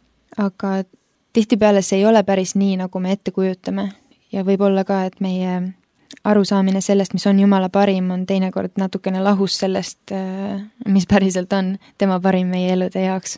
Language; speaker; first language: Estonian; early bilingual, other home language; Finnish